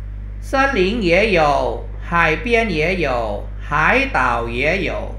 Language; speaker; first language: Chinese; non-native, fluent; Thai